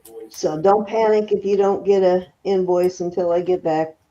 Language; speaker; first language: English; native; English